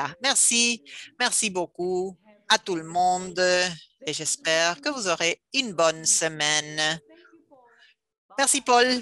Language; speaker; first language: French; non-native, fluent; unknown